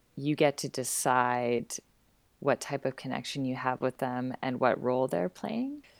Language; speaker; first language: English; native; English